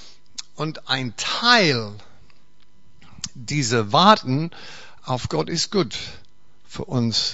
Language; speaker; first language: German; non-native, fluent; English